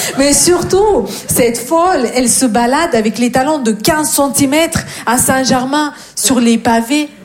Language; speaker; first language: French; non-native, fluent; Russian